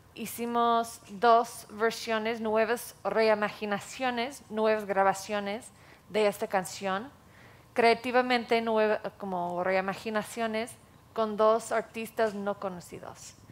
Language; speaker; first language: Spanish; non-native, fluent; English